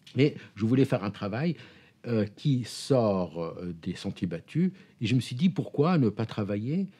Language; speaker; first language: French; non-native, local second language; Arabic